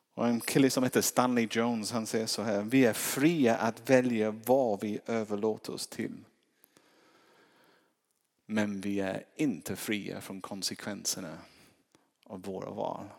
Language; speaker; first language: Swedish; non-native, fluent; English